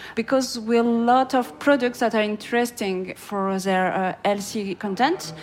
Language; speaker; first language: English; non-native, fluent; French